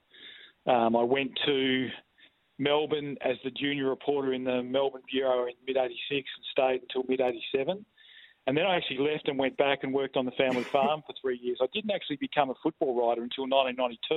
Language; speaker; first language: English; native; English